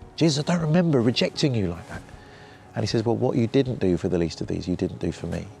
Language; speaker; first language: English; native; English